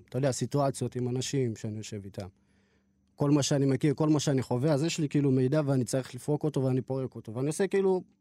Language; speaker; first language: Hebrew; native; Hebrew